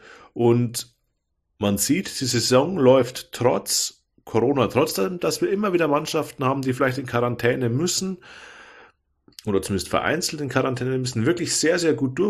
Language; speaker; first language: German; native; German